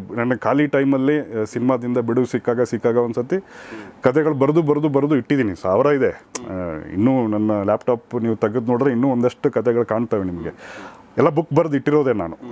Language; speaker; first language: Kannada; native; Kannada